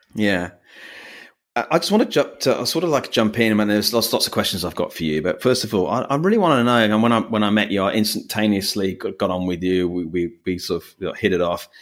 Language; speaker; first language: English; native; English